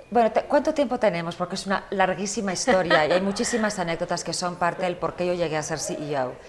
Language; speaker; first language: Spanish; early bilingual, heritage; Spanish